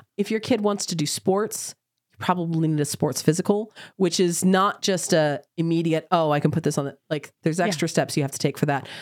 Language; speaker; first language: English; native; English